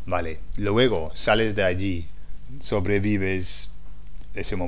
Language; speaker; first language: Spanish; non-native, fluent; English